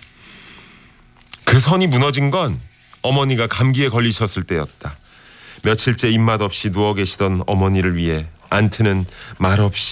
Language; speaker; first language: Korean; native; Korean